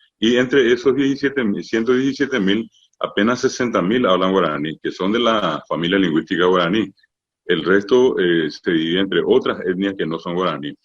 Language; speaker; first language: Spanish; non-native, local second language; Guarani